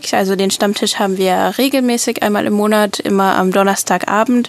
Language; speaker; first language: German; native; German